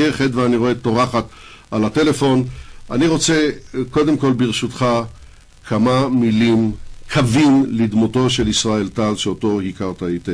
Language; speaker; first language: Hebrew; native; Hebrew